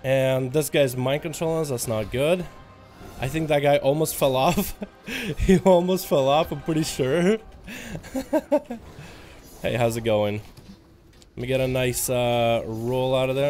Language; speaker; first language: English; native; English